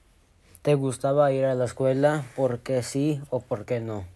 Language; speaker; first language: Spanish; early bilingual, heritage; Spanish